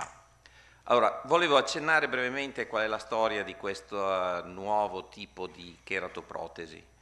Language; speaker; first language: Italian; native; Italian